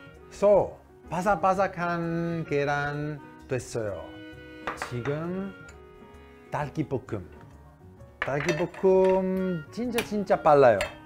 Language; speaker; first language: Korean; non-native, learner; Italian